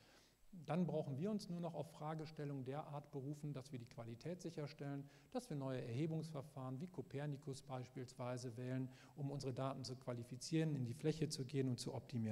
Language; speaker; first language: German; native; German